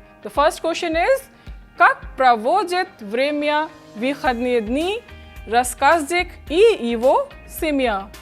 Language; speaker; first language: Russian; non-native, fluent; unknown